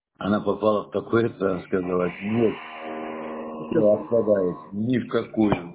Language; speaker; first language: Russian; native; Russian